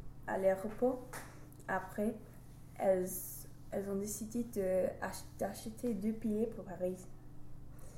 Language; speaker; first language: French; non-native, learner; English